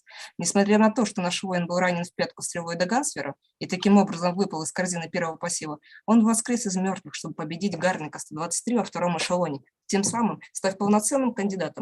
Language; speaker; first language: Russian; native; Russian